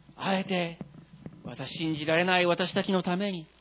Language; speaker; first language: Japanese; native; Japanese